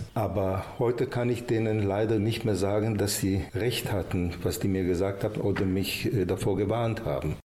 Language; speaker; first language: German; early bilingual, heritage; Hebrew